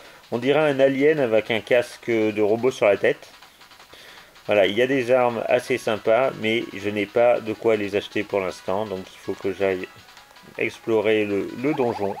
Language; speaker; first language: French; native; French